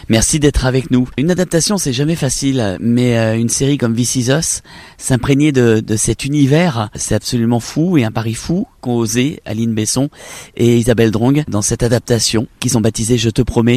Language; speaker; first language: French; native; French